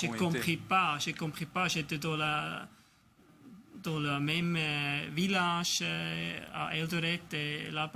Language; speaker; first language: French; non-native, local second language; German